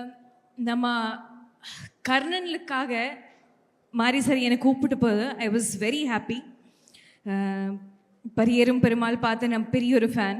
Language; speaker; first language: Tamil; non-native, learner; Malayalam